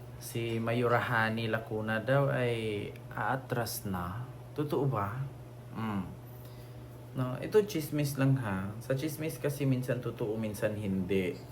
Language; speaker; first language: Filipino; native; Filipino